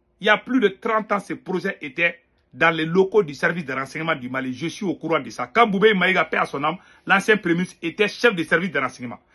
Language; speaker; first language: French; non-native, local second language; Bambara